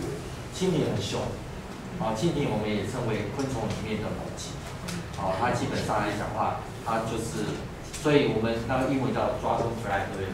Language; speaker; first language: Chinese; native; Chinese